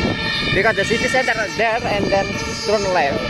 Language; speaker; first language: English; non-native, learner; Indonesian